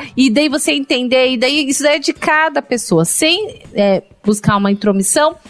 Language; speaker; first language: Portuguese; native; Portuguese